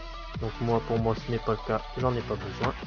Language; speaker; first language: French; native; French